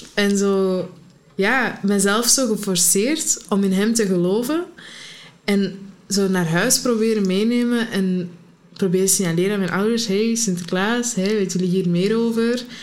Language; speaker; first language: Dutch; early bilingual, other home language; Arabic